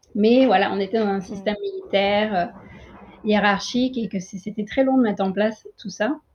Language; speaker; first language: French; early bilingual, other home language; Tamil